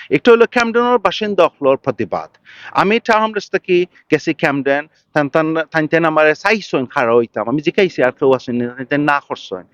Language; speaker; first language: Bangla; early bilingual, heritage; Bangla